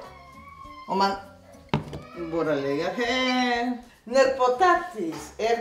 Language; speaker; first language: Swedish; non-native, learner; Spanish